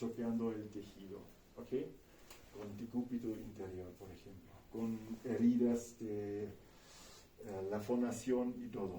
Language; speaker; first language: Spanish; non-native, fluent; German